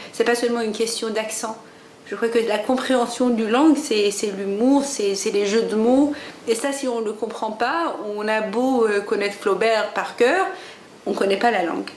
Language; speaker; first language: French; early bilingual, other home language; Persian